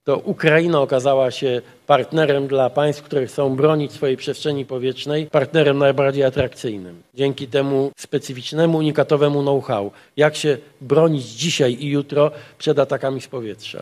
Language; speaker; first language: Polish; native; Polish